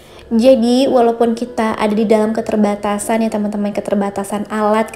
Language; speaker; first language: Indonesian; native; Indonesian